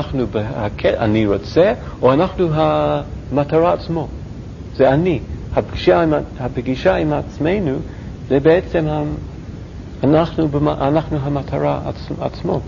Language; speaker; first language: Hebrew; non-native, learner; English